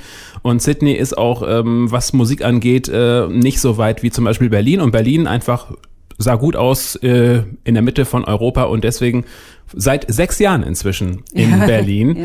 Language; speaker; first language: German; native; German